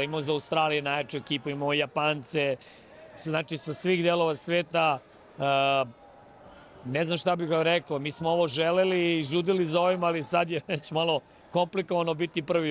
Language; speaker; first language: Serbian; native; Serbian